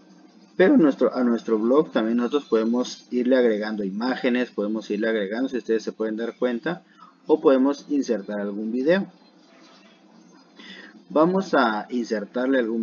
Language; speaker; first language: Spanish; native; Spanish